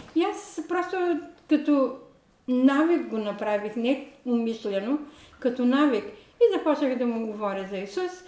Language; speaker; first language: Bulgarian; non-native, local second language; Turkish